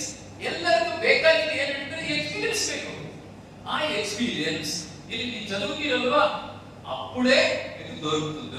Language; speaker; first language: Kannada; non-native, local second language; Telugu